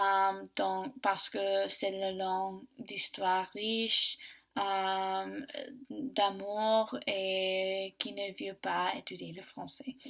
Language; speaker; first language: French; non-native, learner; English